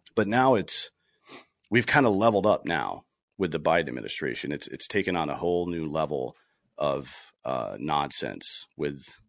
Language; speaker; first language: English; native; English